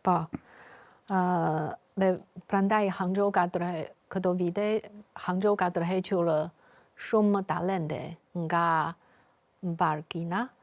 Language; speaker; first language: Albanian; non-native, fluent; Chinese